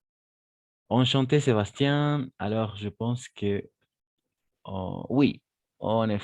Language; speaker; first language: French; non-native, fluent; Spanish